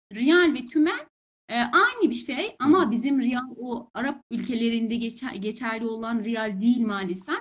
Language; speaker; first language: Turkish; non-native, fluent; Persian